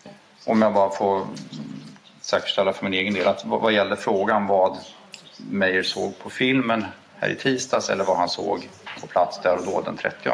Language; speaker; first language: Swedish; native; Swedish